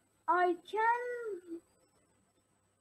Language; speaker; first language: English; non-native, learner; Turkish